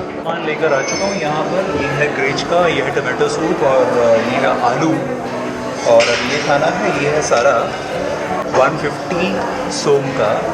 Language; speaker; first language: Hindi; native; Hindi